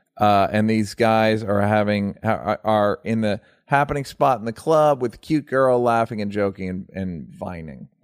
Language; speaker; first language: English; native; English